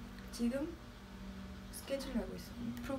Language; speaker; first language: Korean; non-native, learner; Swedish